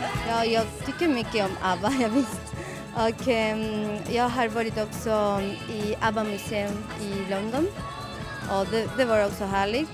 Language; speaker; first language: Swedish; non-native, learner; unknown